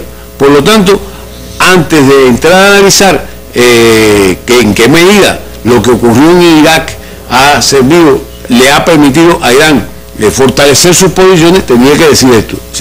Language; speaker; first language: Spanish; native; Spanish